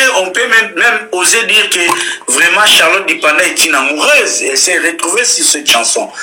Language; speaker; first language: French; non-native, local second language; Lingala